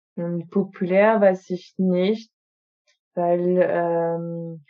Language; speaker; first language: German; non-native, fluent; French